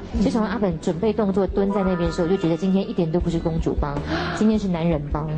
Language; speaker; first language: Chinese; native; Chinese